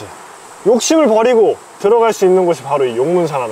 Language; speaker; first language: Korean; native; Korean